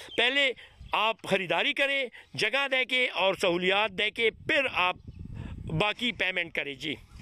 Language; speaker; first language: Urdu; non-native, local second language; Pashto